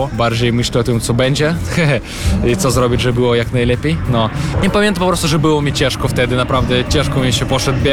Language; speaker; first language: Polish; non-native, fluent; Russian